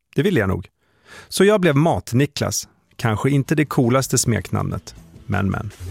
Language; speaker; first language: Swedish; native; Swedish